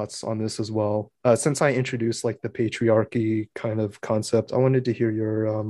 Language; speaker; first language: English; native; English